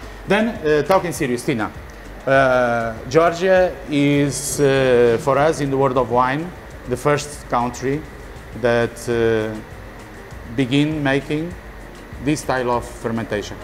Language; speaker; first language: English; non-native, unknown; Portuguese